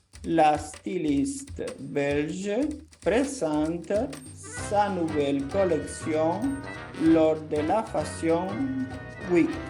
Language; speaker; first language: French; non-native, fluent; Portuguese